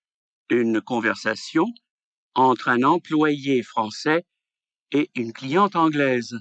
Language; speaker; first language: French; native; French